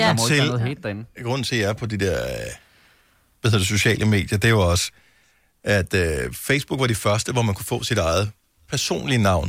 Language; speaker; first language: Danish; native; Danish